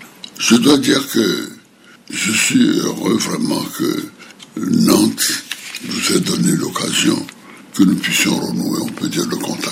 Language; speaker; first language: French; non-native, local second language; Fon